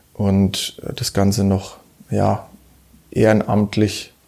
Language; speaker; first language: German; native; German